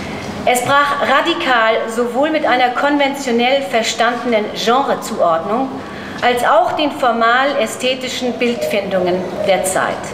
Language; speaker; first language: German; native; German